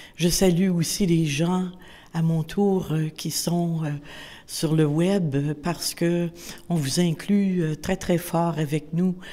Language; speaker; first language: French; native; French